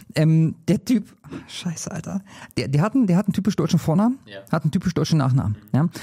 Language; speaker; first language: German; native; German